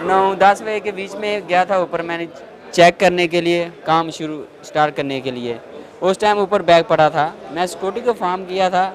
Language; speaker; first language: Urdu; non-native, local second language; Punjabi